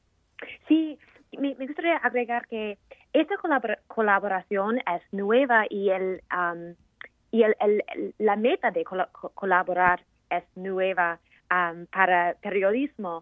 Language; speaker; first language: Spanish; non-native, fluent; English